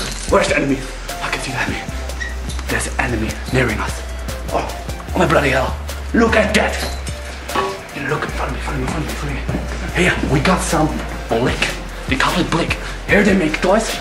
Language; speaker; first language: English; non-native, learner; Dutch